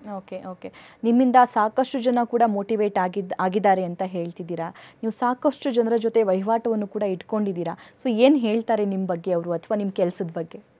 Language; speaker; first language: Kannada; native; Kannada